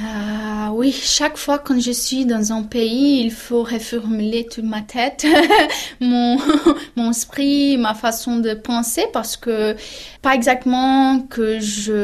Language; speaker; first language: French; non-native, fluent; Portuguese